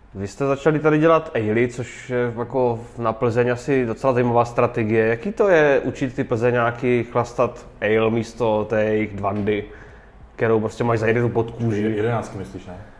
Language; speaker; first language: Czech; native; Czech